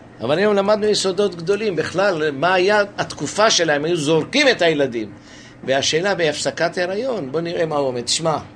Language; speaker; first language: Hebrew; native; Hebrew